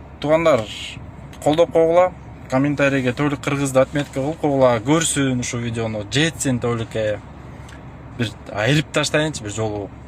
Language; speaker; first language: Kyrgyz; non-native, local second language; Russian